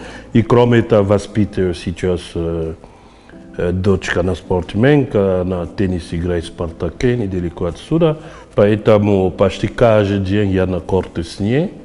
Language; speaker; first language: Russian; non-native, fluent; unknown